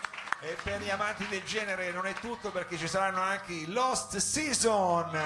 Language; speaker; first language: Italian; native; Italian